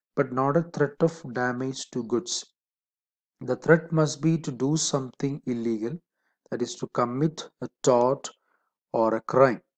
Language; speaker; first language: English; non-native, local second language; Malayalam